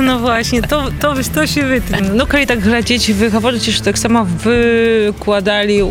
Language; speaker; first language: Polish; non-native, learner; Belarusian